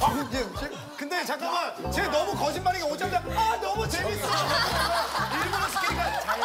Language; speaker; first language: Korean; native; Korean